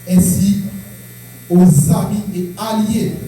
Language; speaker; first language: French; non-native, local second language; Haitian Creole